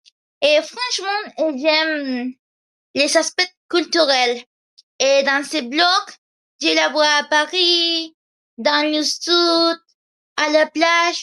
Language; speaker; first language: French; non-native, learner; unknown